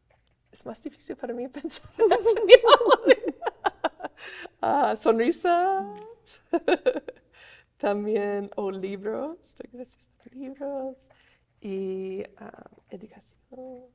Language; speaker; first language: Spanish; non-native, fluent; English